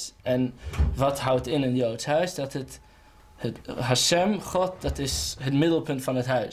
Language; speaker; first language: Dutch; native; Dutch